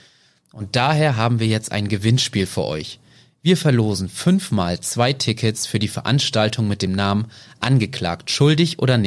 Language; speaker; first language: German; native; German